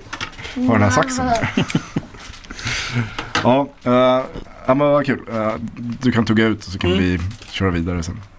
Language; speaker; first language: Swedish; native; Swedish